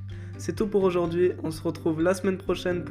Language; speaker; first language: French; native; French